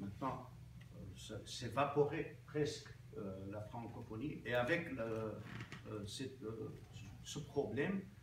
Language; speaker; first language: French; non-native, local second language; Armenian